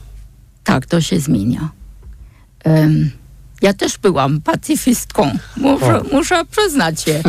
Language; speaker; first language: Polish; non-native, fluent; German